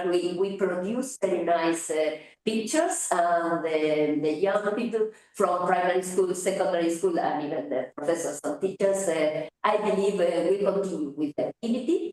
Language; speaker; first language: English; non-native, fluent; Spanish